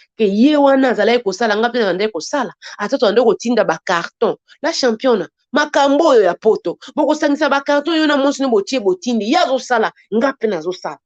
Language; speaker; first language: Lingala; native; Lingala